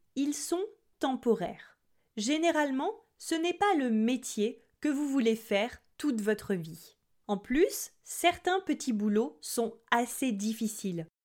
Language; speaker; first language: French; native; French